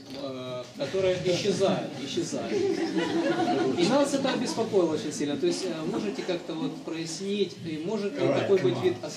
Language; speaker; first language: Russian; native; Russian